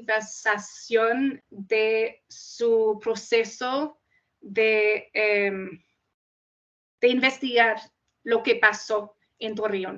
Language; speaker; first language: Spanish; non-native, fluent; English